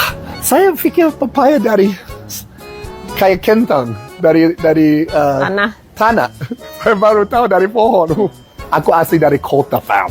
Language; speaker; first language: Indonesian; non-native, learner; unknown